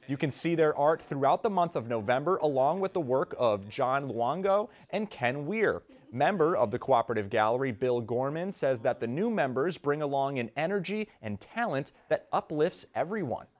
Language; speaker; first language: English; native; English